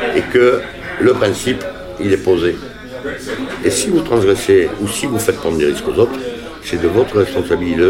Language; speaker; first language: French; native; French